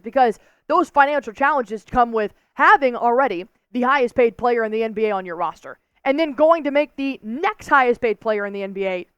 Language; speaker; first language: English; native; English